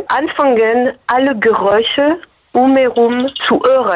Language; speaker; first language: German; non-native, fluent; French